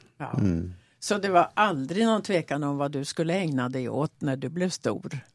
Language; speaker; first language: Swedish; native; Swedish